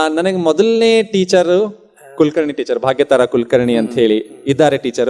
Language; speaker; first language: Kannada; non-native, local second language; Urdu